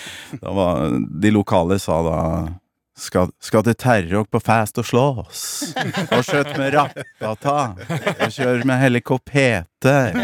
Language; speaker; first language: Norwegian; native; Norwegian